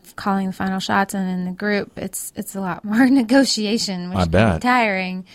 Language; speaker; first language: English; native; English